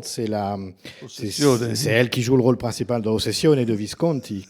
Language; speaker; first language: French; native; French